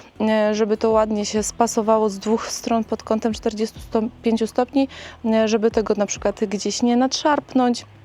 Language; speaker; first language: Polish; native; Polish